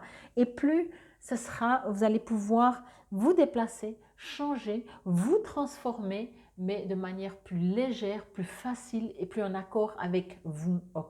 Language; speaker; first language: French; native; French